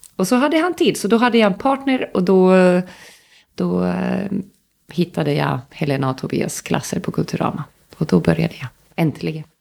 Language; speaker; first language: Swedish; native; Swedish